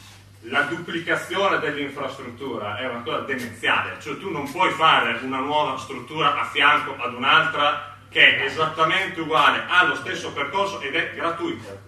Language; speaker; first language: Italian; native; Italian